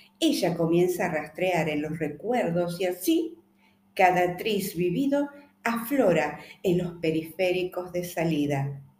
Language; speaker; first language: Spanish; native; Spanish